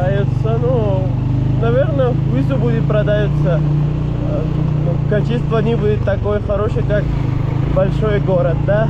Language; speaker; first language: Russian; non-native, learner; Pashto